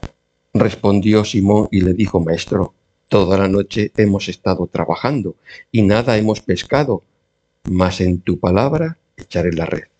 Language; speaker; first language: Spanish; native; Spanish